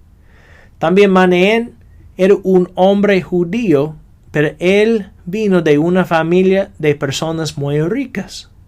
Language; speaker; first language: Spanish; non-native, fluent; English